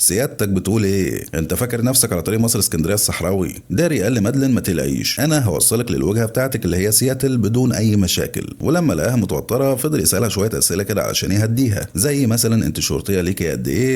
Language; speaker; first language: Arabic; native; Arabic